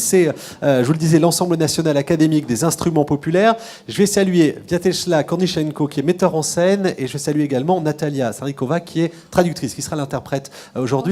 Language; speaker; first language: French; native; French